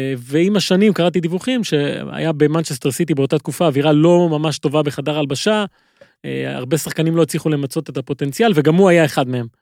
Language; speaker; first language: Hebrew; native; Hebrew